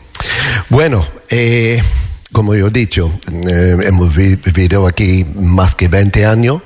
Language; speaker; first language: Spanish; non-native, fluent; English